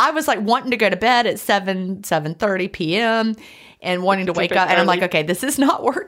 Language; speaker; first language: English; native; English